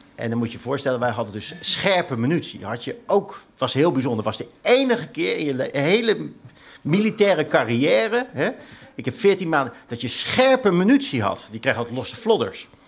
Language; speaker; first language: Dutch; native; Dutch